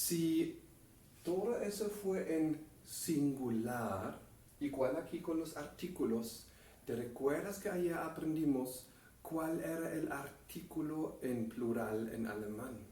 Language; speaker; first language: Spanish; non-native, fluent; German